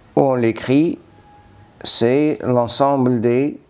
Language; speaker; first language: French; non-native, local second language; Arabic